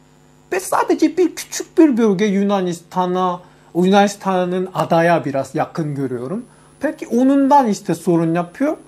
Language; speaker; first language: Turkish; non-native, learner; Korean